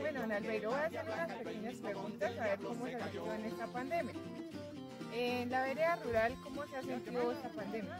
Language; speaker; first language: Spanish; native; Spanish